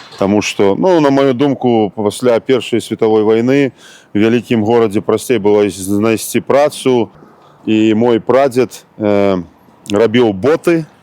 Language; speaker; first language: Belarusian; native; Belarusian